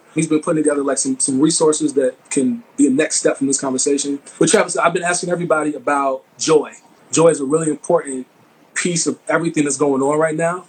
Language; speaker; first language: English; native; English